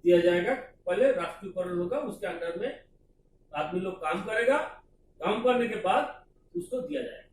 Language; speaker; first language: Hindi; non-native, local second language; Bangla